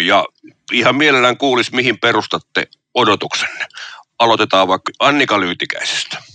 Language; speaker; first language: Finnish; native; Finnish